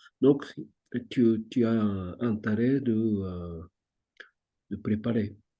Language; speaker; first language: French; non-native, fluent; Japanese